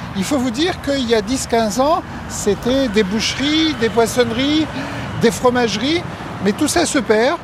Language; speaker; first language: French; native; French